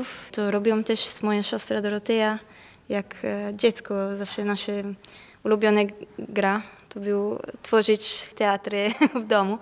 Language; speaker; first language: Polish; non-native, fluent; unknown